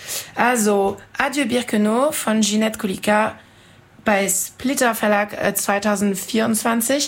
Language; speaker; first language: German; non-native, fluent; French